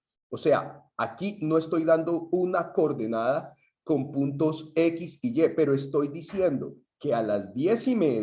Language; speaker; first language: Spanish; native; Spanish